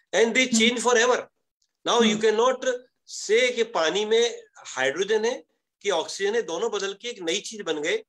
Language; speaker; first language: Hindi; native; Hindi